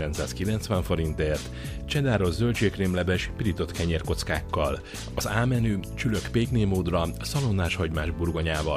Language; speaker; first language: Hungarian; native; Hungarian